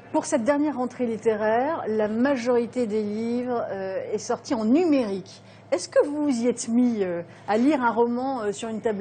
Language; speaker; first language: French; native; French